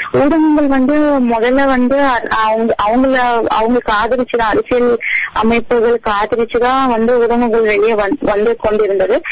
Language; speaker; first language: Tamil; non-native, local second language; Telugu